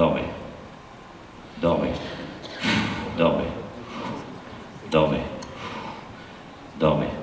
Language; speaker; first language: French; native; French